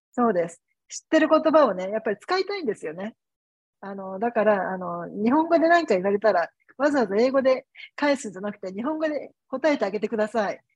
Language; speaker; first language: Japanese; native; Japanese